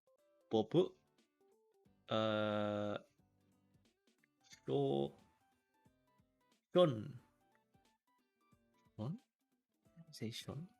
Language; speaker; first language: Japanese; non-native, learner; English